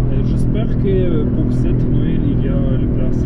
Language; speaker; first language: French; non-native, learner; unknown